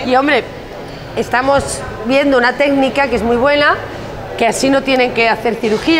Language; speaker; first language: Spanish; native; Spanish